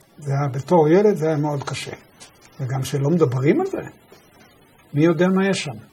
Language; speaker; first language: Hebrew; early bilingual, other home language; German